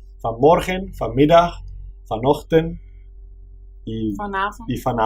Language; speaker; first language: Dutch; non-native, learner; Spanish